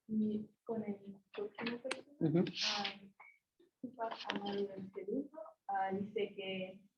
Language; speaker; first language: Spanish; non-native, learner; English